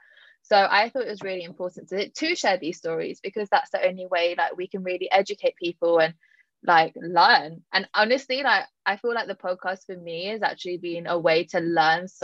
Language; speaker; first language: English; native; English